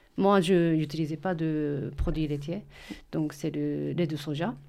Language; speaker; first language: French; non-native, learner; Japanese